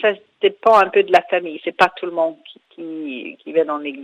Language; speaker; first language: French; non-native, fluent; Danish